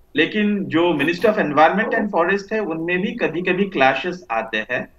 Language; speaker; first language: Hindi; non-native, local second language; Marathi